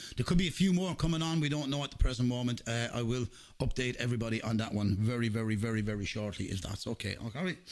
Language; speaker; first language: English; native; English